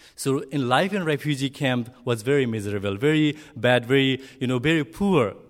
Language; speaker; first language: English; non-native, learner; Nepali